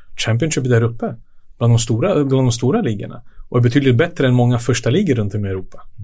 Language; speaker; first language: Swedish; early bilingual, other home language; Serbian